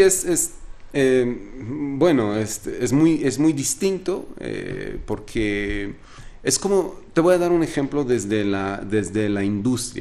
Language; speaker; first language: Spanish; non-native, fluent; Arabic